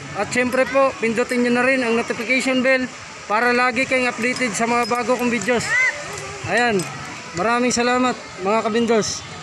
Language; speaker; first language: Filipino; non-native, local second language; Waray